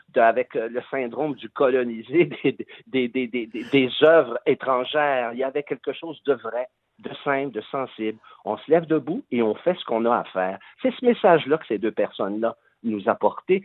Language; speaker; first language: French; native; French